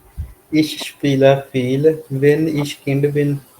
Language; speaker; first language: German; non-native, learner; Hindi